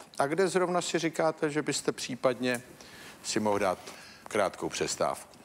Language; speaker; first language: Czech; native; Czech